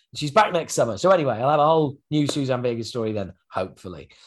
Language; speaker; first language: English; native; English